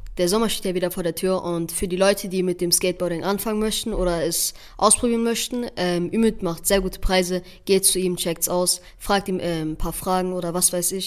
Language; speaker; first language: German; native; German